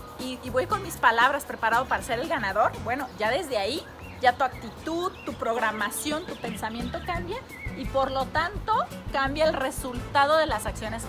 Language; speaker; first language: Spanish; native; Spanish